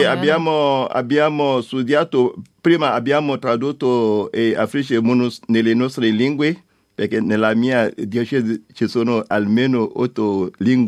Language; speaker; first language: Italian; non-native, learner; French